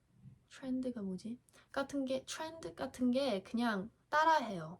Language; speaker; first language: Korean; early bilingual, heritage; English